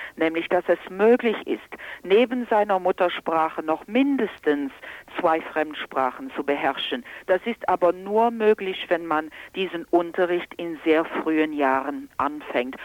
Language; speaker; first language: German; non-native, local second language; Luxembourgish